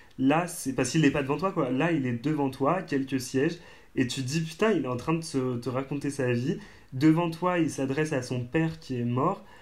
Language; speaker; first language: French; native; French